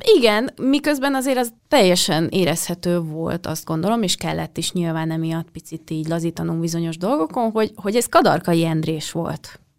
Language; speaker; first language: Hungarian; native; Hungarian